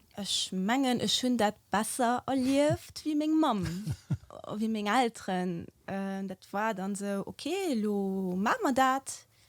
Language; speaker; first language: Luxembourgish; early bilingual, other home language; Portuguese